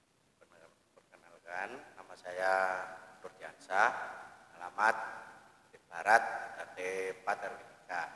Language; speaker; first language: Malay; non-native, local second language; Javanese